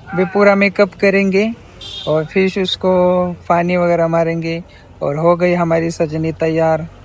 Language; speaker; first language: Hindi; non-native, local second language; Marathi